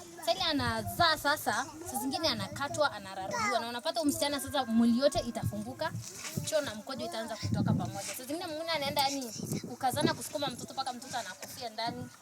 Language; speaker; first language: Swahili; non-native, local second language; Masai